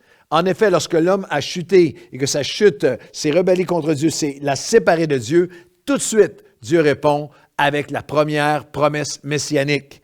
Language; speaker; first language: French; native; French